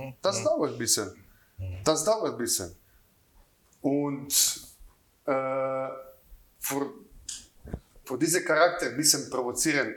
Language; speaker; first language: German; non-native, learner; Croatian